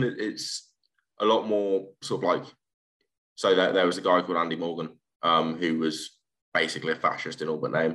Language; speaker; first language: English; native; English